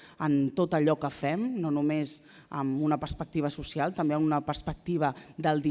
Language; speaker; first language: Catalan; native; Catalan